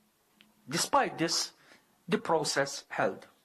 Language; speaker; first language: English; non-native, local second language; Maltese